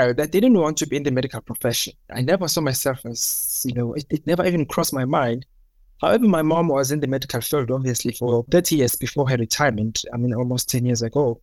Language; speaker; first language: English; non-native, local second language; Zulu